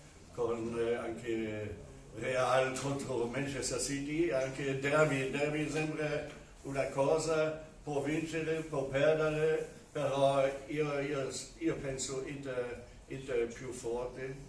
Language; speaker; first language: Italian; non-native, fluent; German